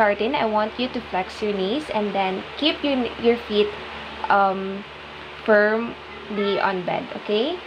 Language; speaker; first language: English; non-native, local second language; Filipino